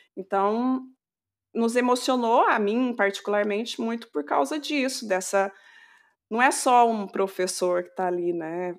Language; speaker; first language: Portuguese; native; Portuguese